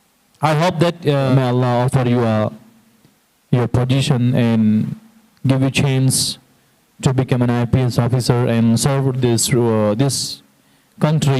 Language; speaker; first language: English; non-native, fluent; Hindi